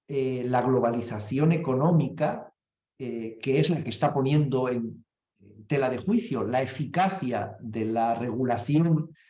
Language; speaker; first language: Spanish; native; Spanish